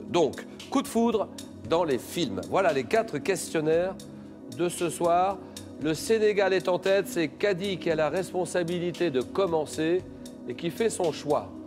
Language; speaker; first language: French; native; French